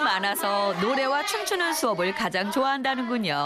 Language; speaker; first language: Korean; native; Korean